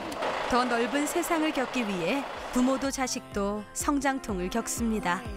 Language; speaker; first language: Korean; native; Korean